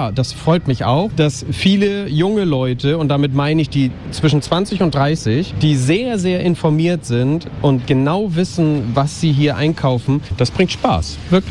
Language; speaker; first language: German; native; German